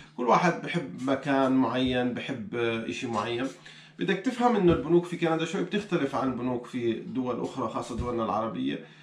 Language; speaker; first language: Arabic; native; Arabic